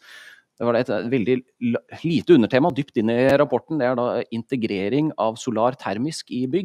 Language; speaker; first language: Norwegian; native; Norwegian